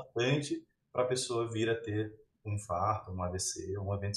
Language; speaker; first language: Portuguese; native; Portuguese